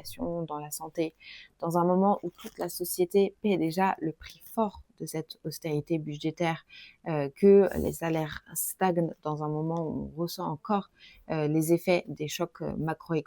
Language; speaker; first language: French; native; French